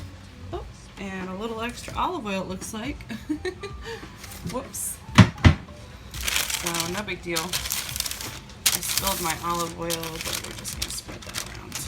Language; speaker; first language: English; native; English